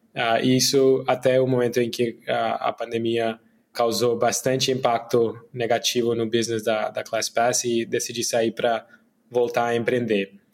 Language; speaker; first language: Portuguese; non-native, fluent; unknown